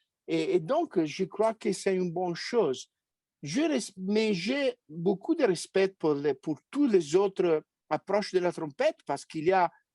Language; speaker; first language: French; non-native, fluent; Italian